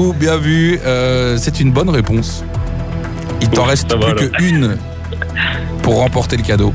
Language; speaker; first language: French; native; French